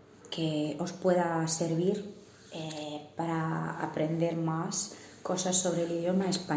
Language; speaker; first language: Spanish; non-native, fluent; Arabic